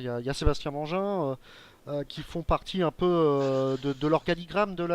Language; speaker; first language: French; native; French